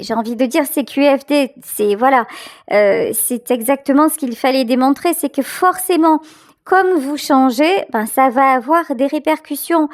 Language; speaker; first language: French; native; French